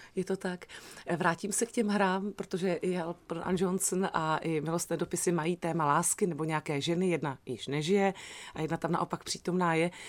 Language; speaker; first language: Czech; native; Czech